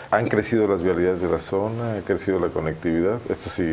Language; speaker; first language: Spanish; native; Spanish